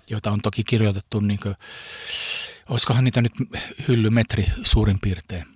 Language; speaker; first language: Finnish; early bilingual, heritage; Finnish